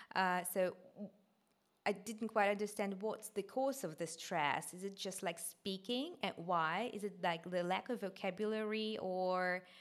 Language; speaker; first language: English; non-native, fluent; Ukrainian